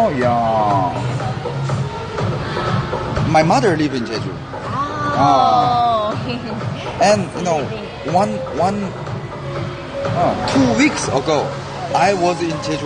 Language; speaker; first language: English; non-native, learner; Korean